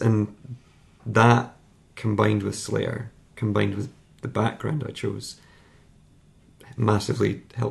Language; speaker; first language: English; native; English